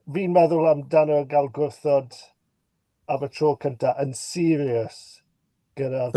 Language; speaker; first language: Welsh; native; Welsh